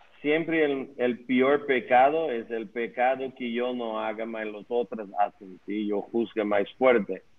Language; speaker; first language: Spanish; non-native, learner; Dutch